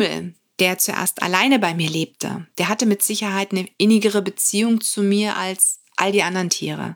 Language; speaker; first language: German; native; German